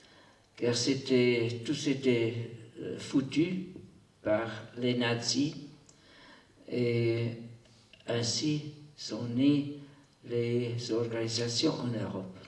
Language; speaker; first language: French; non-native, local second language; German